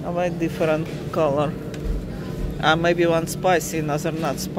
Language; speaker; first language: English; non-native, learner; Russian